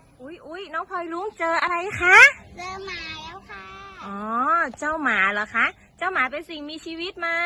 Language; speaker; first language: Thai; native; Thai